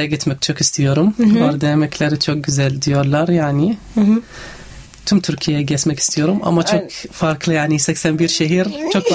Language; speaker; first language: Turkish; non-native, fluent; Arabic